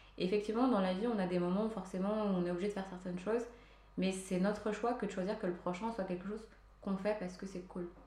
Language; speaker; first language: French; early bilingual, other home language; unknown